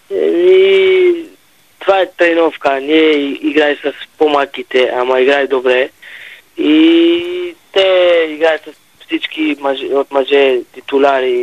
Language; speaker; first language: Bulgarian; non-native, learner; Hebrew